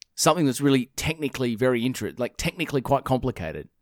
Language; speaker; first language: English; native; English